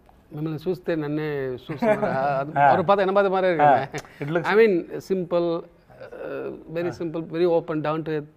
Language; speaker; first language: Telugu; non-native, learner; Tamil